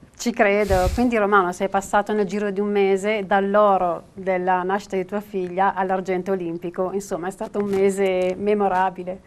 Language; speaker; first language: Italian; native; Italian